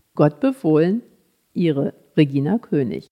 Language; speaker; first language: German; native; German